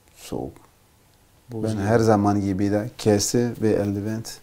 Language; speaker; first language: Turkish; non-native, learner; Portuguese